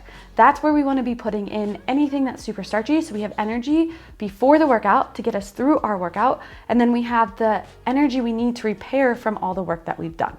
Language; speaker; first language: English; native; English